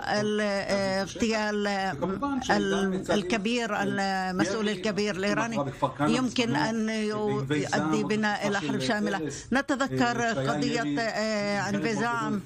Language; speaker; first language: Arabic; non-native, fluent; Hebrew